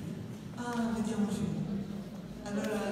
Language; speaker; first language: Italian; non-native, fluent; Arabic